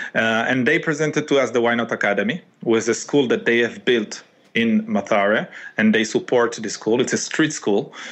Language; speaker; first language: English; non-native, fluent; Hebrew